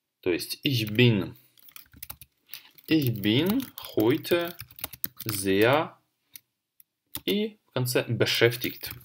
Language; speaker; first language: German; non-native, fluent; Russian